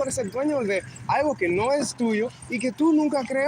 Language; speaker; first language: Spanish; early bilingual, heritage; Spanish